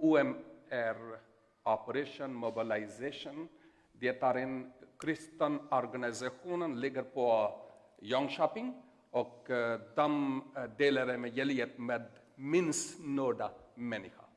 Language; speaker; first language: Swedish; non-native, learner; Urdu